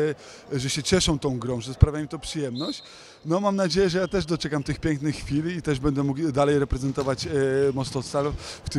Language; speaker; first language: Polish; native; Polish